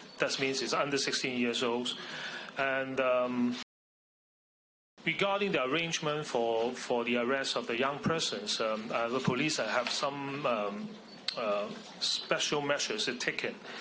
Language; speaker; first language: English; non-native, local second language; Cantonese